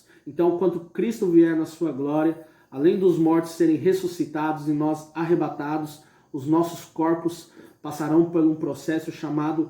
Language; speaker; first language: Portuguese; native; Portuguese